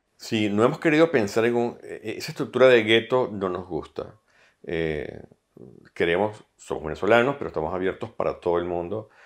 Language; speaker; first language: Spanish; native; Spanish